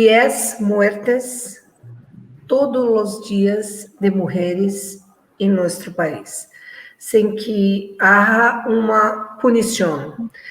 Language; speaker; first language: Spanish; non-native, learner; Portuguese